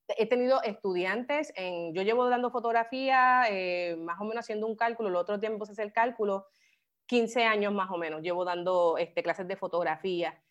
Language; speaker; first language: Spanish; native; Spanish